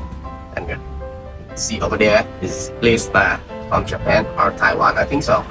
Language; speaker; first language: English; non-native, learner; Vietnamese